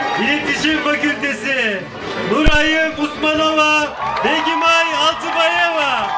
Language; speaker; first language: Turkish; native; Turkish